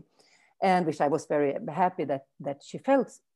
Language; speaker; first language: English; non-native, fluent; Swedish